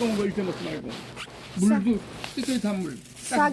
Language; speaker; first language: Korean; native; Korean